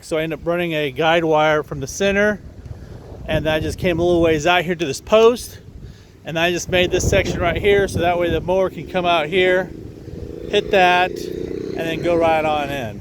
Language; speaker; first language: English; native; English